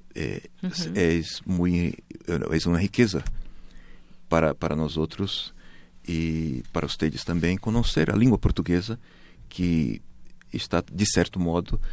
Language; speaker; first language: Spanish; non-native, learner; Portuguese